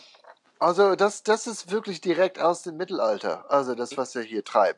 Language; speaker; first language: German; non-native, fluent; English